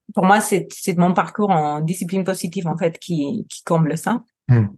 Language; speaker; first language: French; non-native, fluent; Spanish